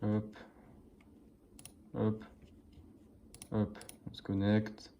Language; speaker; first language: French; native; French